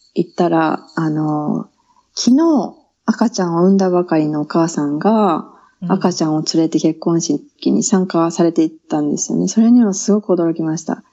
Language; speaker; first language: Japanese; native; Japanese